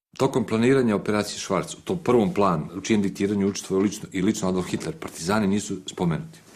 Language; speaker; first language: Serbian; native; Serbian